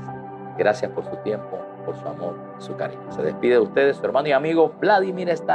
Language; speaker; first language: Spanish; native; Spanish